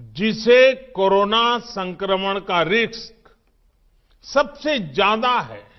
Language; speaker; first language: Hindi; non-native, local second language; Gujarati